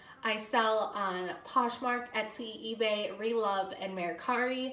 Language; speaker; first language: English; native; English